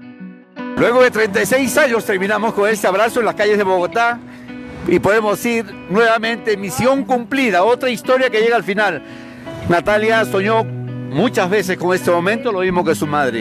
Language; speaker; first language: Spanish; native; Spanish